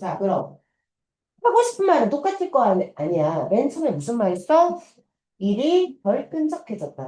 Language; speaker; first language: Korean; native; Korean